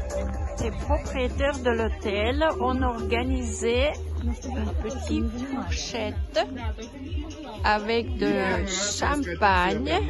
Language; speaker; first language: French; non-native, fluent; Russian